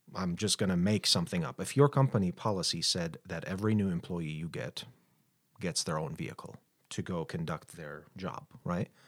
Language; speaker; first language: English; non-native, fluent; Arabic